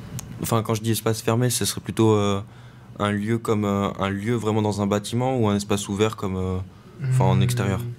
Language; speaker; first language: French; native; French